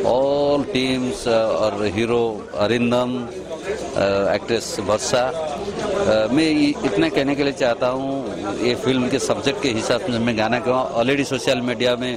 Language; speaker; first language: Hindi; non-native, local second language; Odia